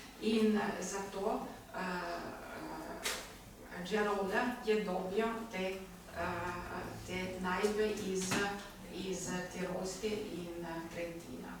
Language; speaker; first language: Slovenian; non-native, learner; German